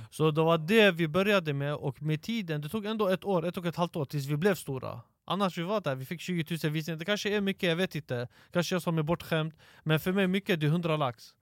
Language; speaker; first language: Swedish; native; Swedish